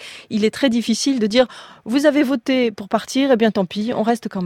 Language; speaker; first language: French; native; French